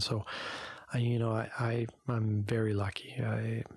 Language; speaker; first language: English; native; English